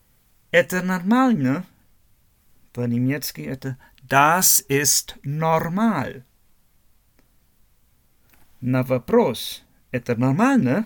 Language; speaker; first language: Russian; non-native, learner; German